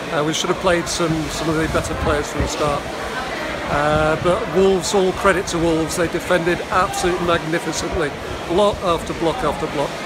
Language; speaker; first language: English; native; English